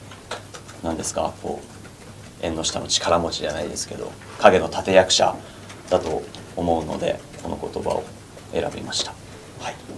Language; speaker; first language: Japanese; native; Japanese